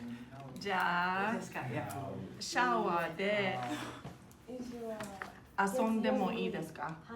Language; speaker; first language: Japanese; non-native, fluent; English